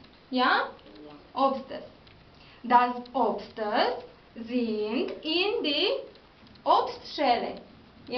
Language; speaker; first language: German; non-native, learner; Romanian